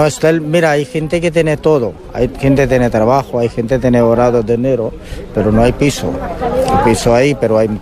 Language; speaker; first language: Spanish; non-native, learner; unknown